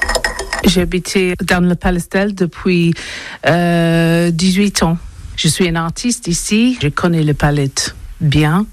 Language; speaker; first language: French; non-native, learner; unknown